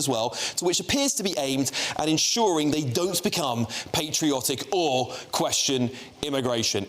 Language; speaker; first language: English; native; English